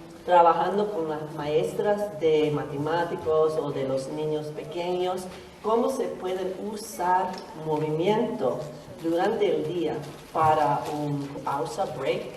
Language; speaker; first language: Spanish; non-native, learner; English